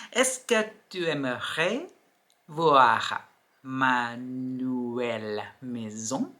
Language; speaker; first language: French; non-native, fluent; Thai